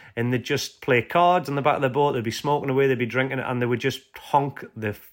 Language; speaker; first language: English; native; English